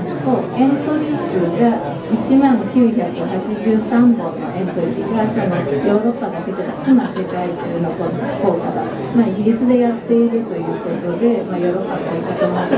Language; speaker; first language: Japanese; native; Japanese